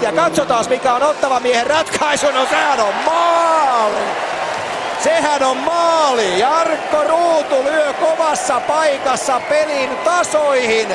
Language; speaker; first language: Finnish; native; Finnish